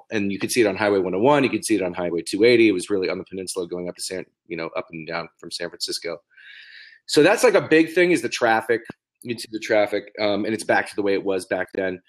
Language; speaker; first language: English; native; English